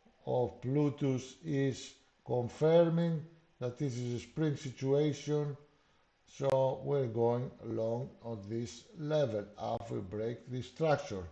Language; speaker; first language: English; non-native, fluent; Greek